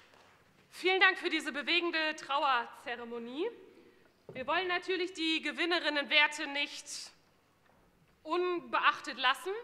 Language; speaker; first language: German; native; German